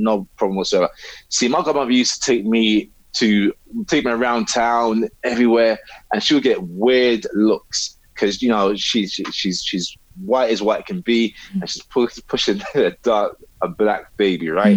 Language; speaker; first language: English; native; English